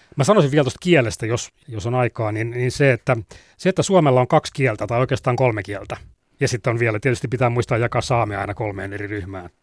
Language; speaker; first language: Finnish; native; Finnish